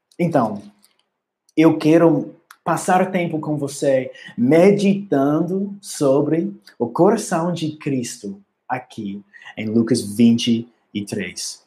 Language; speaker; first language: Portuguese; non-native, learner; English